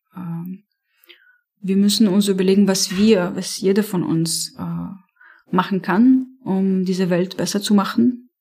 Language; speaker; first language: German; non-native, fluent; Arabic